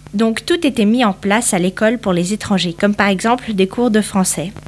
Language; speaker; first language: French; early bilingual, other home language; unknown